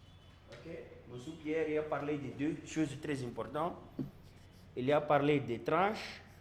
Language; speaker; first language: French; non-native, learner; Portuguese